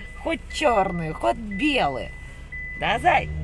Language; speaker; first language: Russian; native; Russian